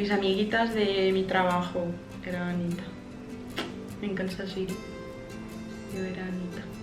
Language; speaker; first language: Spanish; non-native, fluent; English